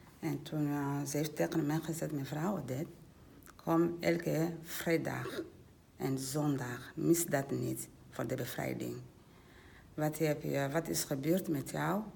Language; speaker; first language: Dutch; non-native, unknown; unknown